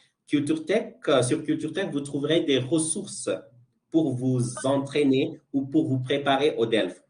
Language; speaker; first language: French; non-native, fluent; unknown